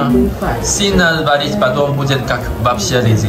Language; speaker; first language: Russian; non-native, learner; Chinese